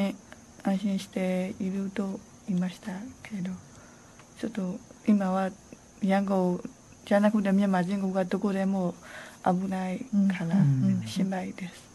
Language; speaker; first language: Japanese; non-native, learner; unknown